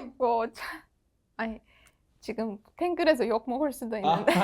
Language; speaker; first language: Korean; non-native, learner; Persian